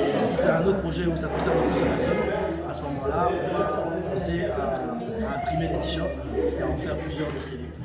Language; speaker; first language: French; early bilingual, other home language; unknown